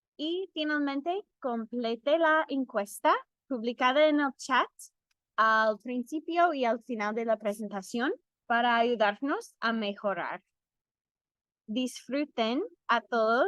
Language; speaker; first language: Spanish; non-native, fluent; English